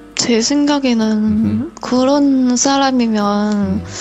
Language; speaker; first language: Korean; early bilingual, heritage; Korean